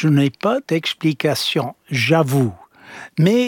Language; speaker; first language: French; non-native, fluent; English